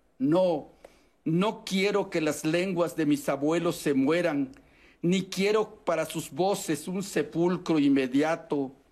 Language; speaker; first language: Spanish; non-native, local second language; Yucateco